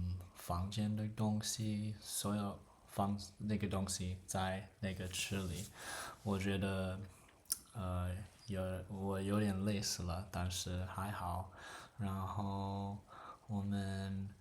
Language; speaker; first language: Chinese; non-native, learner; English